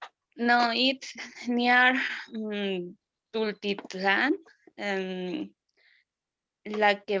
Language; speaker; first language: English; non-native, learner; Spanish